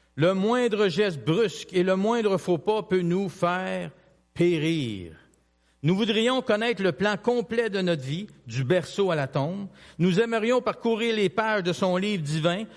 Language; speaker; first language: French; native; French